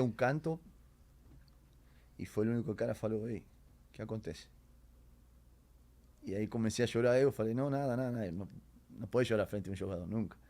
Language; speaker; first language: Portuguese; non-native, learner; Spanish